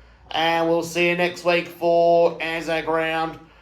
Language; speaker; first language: English; native; English